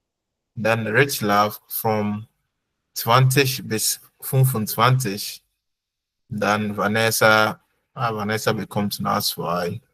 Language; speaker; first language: German; non-native, fluent; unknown